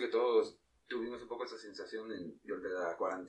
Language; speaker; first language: Spanish; native; Spanish